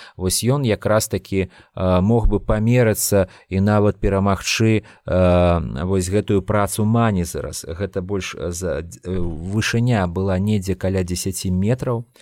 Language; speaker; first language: Belarusian; non-native, local second language; Russian